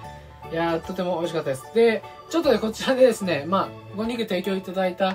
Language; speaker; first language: Japanese; native; Japanese